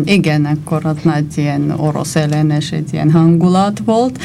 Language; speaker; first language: Hungarian; non-native, fluent; Armenian